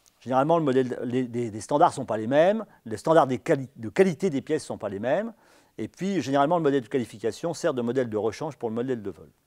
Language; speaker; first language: French; native; French